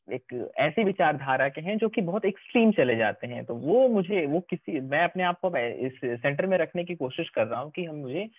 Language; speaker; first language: Hindi; native; Hindi